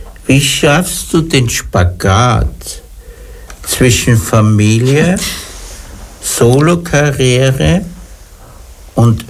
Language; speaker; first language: German; native; German